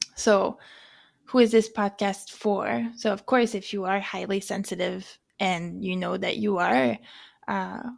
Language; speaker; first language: English; non-native, fluent; French